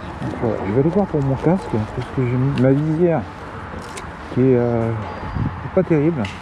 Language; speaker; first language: French; native; French